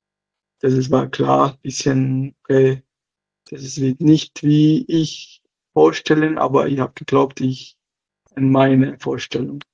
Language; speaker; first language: German; non-native, local second language; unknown